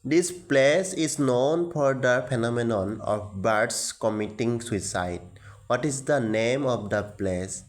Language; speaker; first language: English; non-native, local second language; Assamese